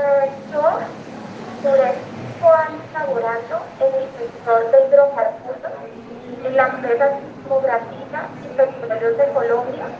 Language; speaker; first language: Spanish; native; Spanish